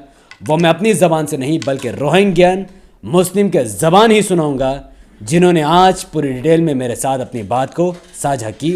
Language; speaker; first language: Hindi; native; Hindi